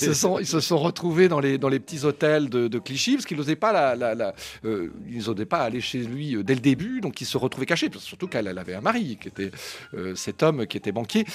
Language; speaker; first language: French; native; French